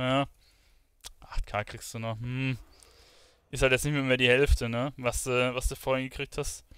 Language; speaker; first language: German; native; German